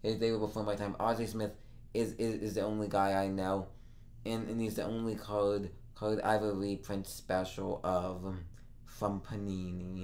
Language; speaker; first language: English; native; English